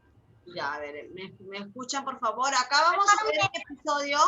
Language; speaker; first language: Spanish; native; Spanish